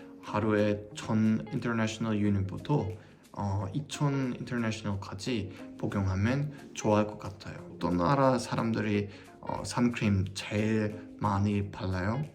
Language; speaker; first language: Korean; non-native, learner; German